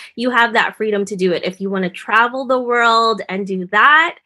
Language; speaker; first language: English; early bilingual, other home language; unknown